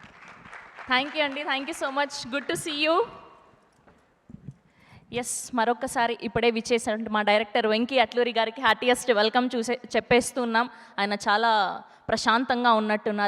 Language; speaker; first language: Telugu; native; Telugu